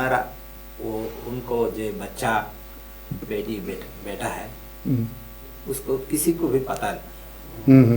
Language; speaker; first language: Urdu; early bilingual, heritage; Bangla